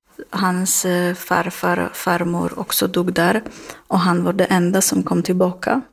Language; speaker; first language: Swedish; non-native, learner; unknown